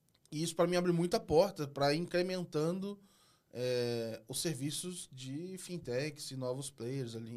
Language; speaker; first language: Portuguese; native; Portuguese